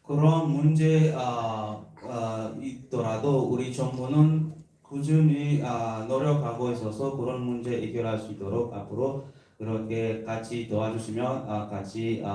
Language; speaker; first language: Korean; non-native, learner; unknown